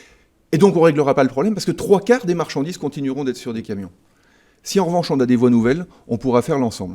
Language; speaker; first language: French; native; French